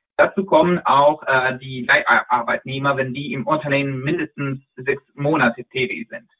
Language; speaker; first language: German; non-native, fluent; Polish